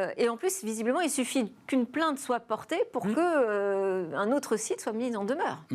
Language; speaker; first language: French; native; French